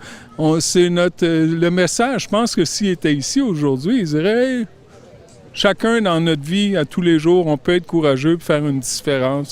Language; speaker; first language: French; native; French